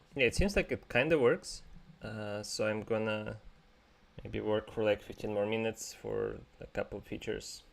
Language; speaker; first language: English; non-native, fluent; Russian